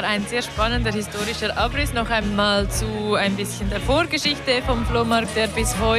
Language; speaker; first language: German; native; German